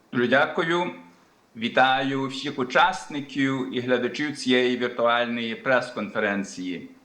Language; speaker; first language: Ukrainian; early bilingual, heritage; Ukrainian